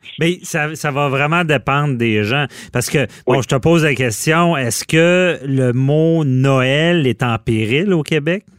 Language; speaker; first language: French; native; French